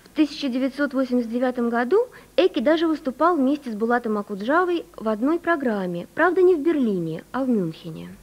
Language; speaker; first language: Russian; native; Russian